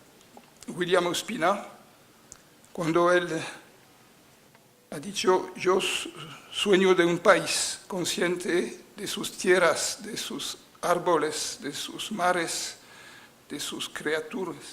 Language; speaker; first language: Spanish; non-native, fluent; French